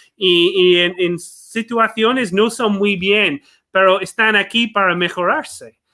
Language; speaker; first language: Spanish; non-native, fluent; English